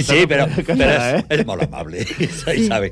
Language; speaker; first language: Catalan; non-native, learner; Portuguese